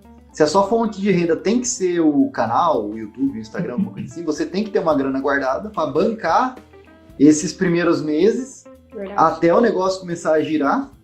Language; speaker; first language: Portuguese; native; Portuguese